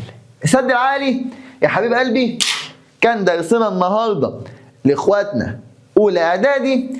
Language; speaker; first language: Arabic; native; Arabic